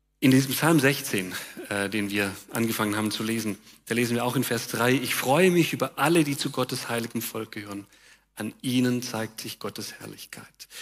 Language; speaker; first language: German; native; German